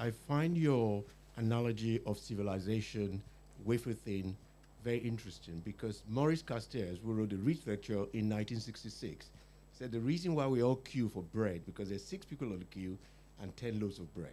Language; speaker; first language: English; non-native, local second language; Yoruba